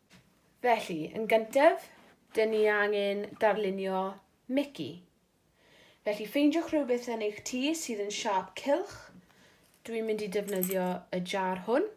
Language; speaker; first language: Welsh; non-native, local second language; English